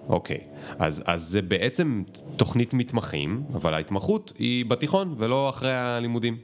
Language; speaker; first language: Hebrew; native; Hebrew